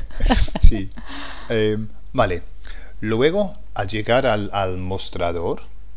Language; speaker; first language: Spanish; non-native, fluent; English